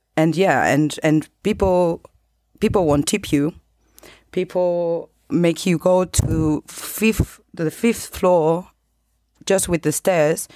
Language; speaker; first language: English; non-native, fluent; Spanish